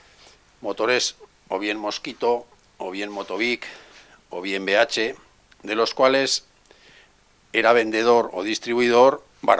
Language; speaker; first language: Spanish; native; Spanish